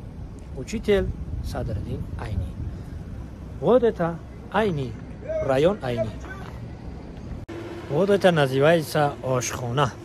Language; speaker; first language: Russian; non-native, learner; Tajik